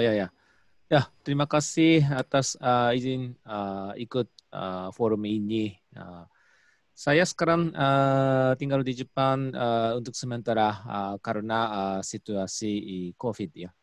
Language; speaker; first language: Indonesian; non-native, learner; Japanese